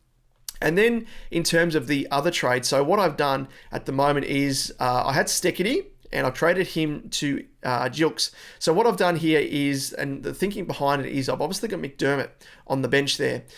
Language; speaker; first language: English; native; English